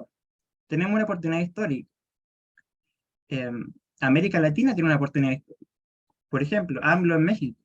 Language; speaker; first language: Spanish; native; Spanish